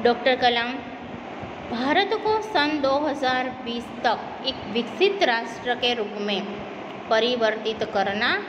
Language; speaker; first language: Hindi; non-native, local second language; Gujarati